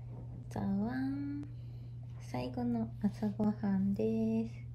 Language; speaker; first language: Japanese; native; Japanese